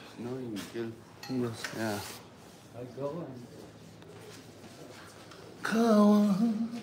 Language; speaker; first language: English; non-native, learner; Nepali